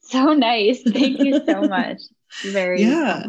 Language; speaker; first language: English; native; English